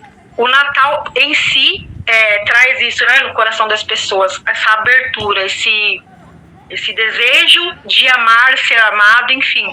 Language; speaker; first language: Portuguese; native; Portuguese